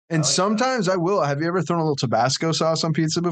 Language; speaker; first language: English; native; English